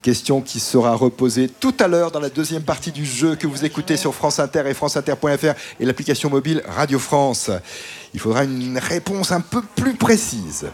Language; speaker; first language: French; native; French